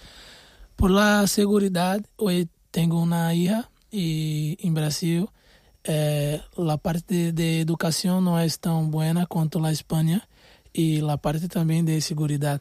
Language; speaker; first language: Spanish; non-native, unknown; Portuguese